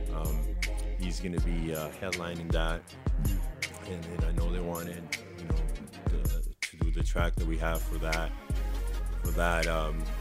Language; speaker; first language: English; early bilingual, other home language; Spanish